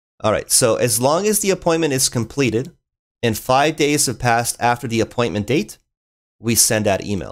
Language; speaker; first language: English; native; English